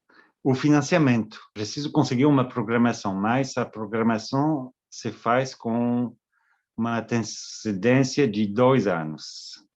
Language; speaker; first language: Portuguese; non-native, fluent; French